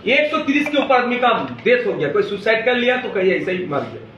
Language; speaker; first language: Hindi; non-native, local second language; Bangla